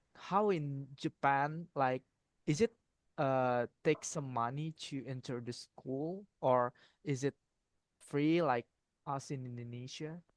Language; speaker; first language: English; non-native, learner; Indonesian